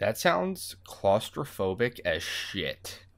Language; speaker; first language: English; native; English